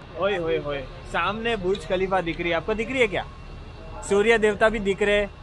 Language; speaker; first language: Hindi; native; Hindi